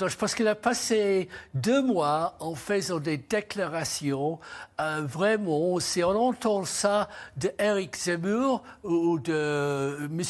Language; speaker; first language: French; non-native, fluent; English